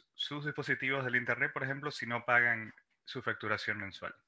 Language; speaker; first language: Spanish; native; Spanish